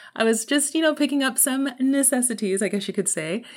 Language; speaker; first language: English; native; English